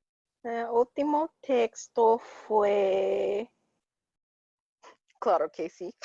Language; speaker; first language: Spanish; non-native, learner; English